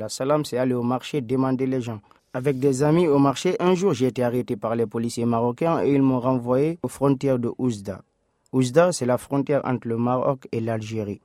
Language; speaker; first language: French; non-native, local second language; Fula